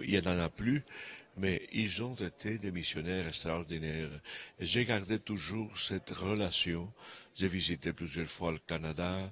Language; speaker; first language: French; non-native, fluent; Spanish